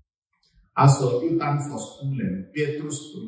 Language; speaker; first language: Swedish; non-native, fluent; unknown